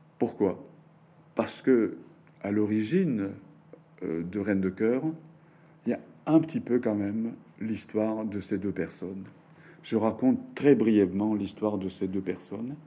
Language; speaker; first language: French; non-native, fluent; Japanese